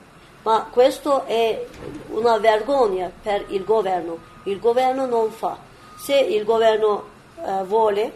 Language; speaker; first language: Italian; non-native, learner; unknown